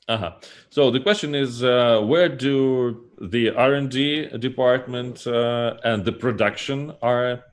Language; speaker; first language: English; non-native, fluent; Russian